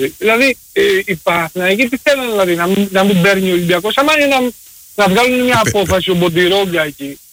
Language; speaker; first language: Greek; early bilingual, heritage; Greek